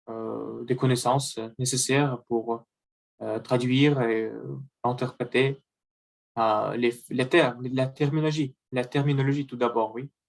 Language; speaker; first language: French; non-native, learner; Russian